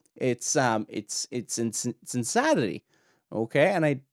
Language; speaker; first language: English; native; English